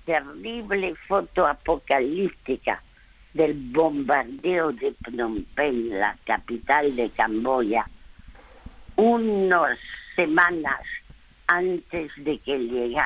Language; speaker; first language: Spanish; early bilingual, other home language; French